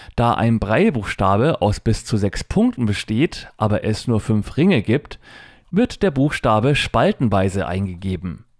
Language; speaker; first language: German; native; German